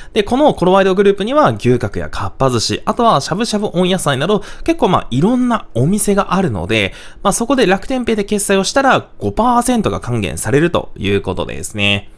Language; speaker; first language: Japanese; native; Japanese